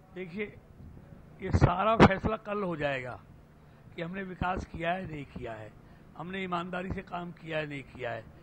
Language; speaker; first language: Hindi; native; Hindi